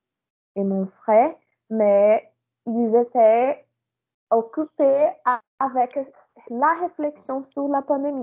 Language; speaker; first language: French; non-native, learner; Portuguese